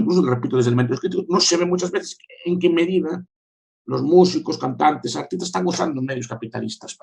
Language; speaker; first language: Spanish; native; Spanish